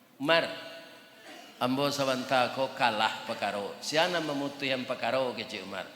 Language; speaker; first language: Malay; non-native, local second language; Minangkabau